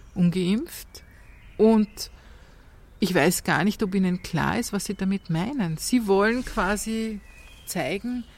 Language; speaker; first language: German; native; German